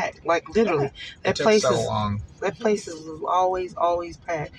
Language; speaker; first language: English; native; English